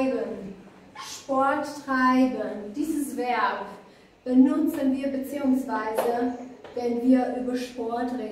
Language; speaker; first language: German; non-native, fluent; Albanian